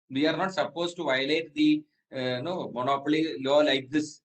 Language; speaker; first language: English; non-native, local second language; Malayalam